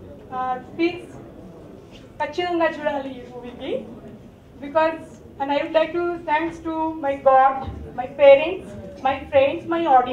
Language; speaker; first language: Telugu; non-native, learner; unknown